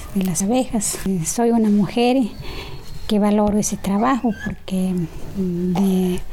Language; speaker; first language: Spanish; native; Spanish